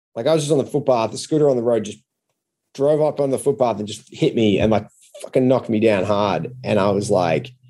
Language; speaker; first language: English; native; English